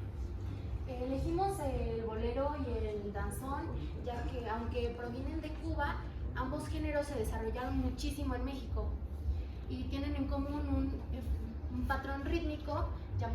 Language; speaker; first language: Spanish; native; Spanish